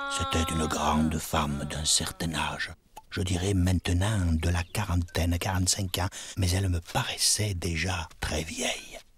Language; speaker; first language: French; early bilingual, other home language; German